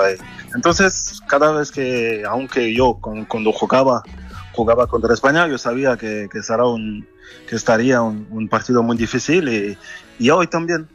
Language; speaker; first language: Spanish; non-native, fluent; French